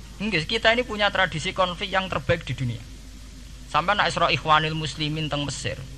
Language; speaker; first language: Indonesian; non-native, local second language; Javanese